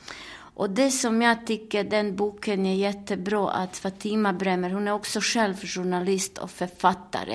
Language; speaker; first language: Swedish; non-native, fluent; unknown